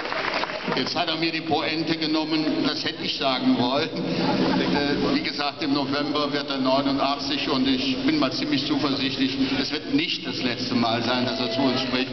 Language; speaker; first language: German; native; German